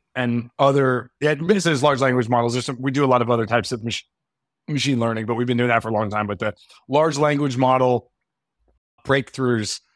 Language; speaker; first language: English; native; English